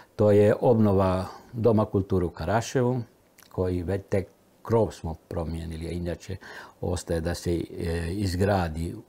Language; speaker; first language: Croatian; early bilingual, heritage; Romanian